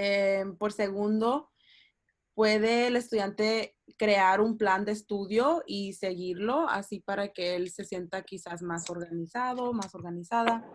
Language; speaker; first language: Spanish; early bilingual, heritage; Spanish